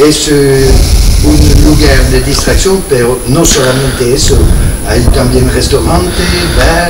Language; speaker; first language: Spanish; non-native, learner; French